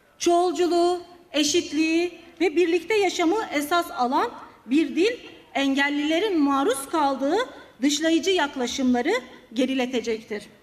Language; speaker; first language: Turkish; non-native, local second language; Kurdish